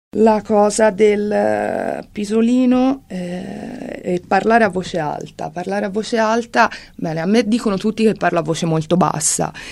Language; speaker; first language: Italian; native; Italian